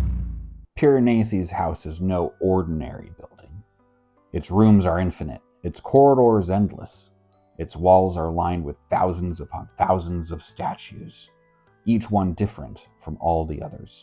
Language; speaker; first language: English; native; English